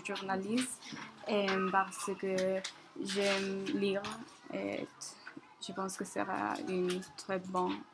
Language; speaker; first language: French; non-native, learner; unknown